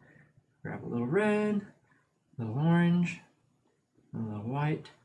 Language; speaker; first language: English; native; English